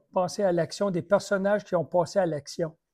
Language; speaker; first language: French; native; French